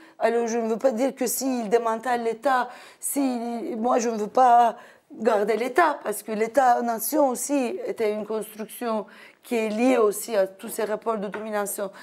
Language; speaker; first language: French; non-native, fluent; Turkish